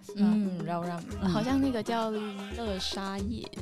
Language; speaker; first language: Chinese; non-native, fluent; Vietnamese